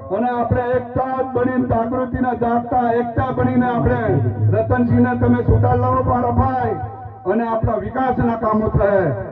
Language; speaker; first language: Gujarati; non-native, local second language; Rathawi